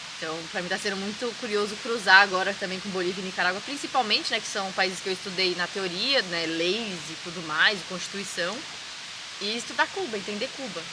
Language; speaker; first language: Portuguese; native; Portuguese